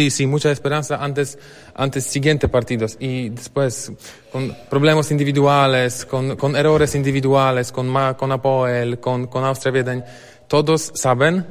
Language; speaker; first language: Spanish; non-native, fluent; Polish